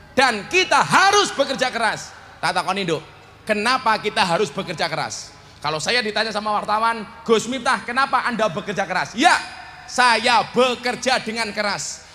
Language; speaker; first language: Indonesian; non-native, local second language; Javanese